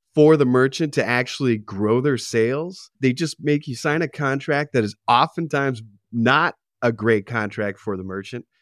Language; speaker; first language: English; native; English